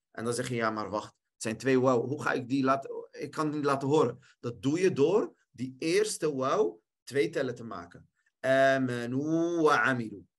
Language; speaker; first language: Dutch; early bilingual, other home language; Arabic